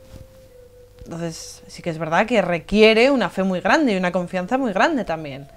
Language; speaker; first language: Spanish; native; Spanish